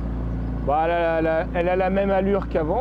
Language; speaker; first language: French; native; French